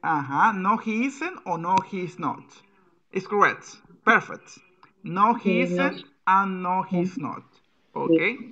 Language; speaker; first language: English; non-native, fluent; Spanish